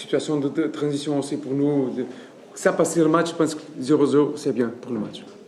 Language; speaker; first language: French; non-native, learner; Portuguese